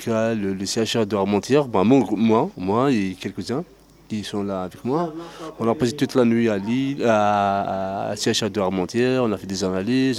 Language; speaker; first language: French; non-native, fluent; Arabic